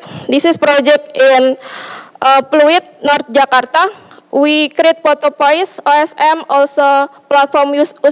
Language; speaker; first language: English; non-native, learner; Indonesian